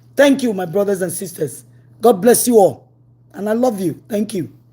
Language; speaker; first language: English; non-native, local second language; Yoruba